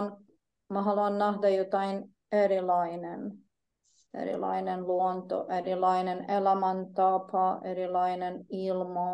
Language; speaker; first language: Finnish; non-native, fluent; Polish